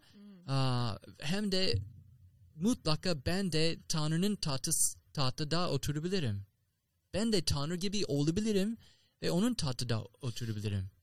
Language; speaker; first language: Turkish; non-native, learner; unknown